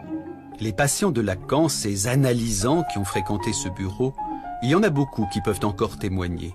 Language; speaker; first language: French; native; French